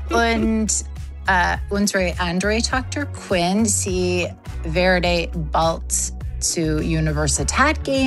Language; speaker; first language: German; non-native, learner; English